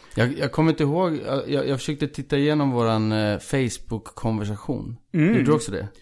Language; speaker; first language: Swedish; early bilingual, other home language; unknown